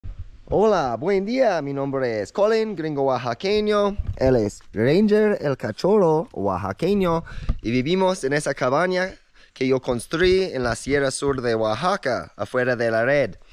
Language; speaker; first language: Spanish; non-native, fluent; English